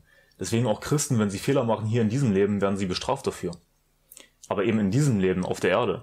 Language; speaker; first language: German; native; German